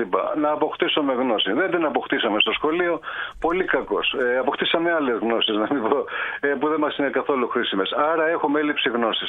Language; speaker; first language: Greek; native; Greek